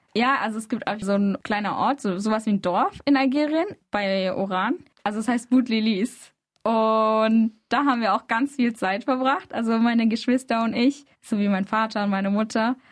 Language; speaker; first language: German; early bilingual, other home language; Arabic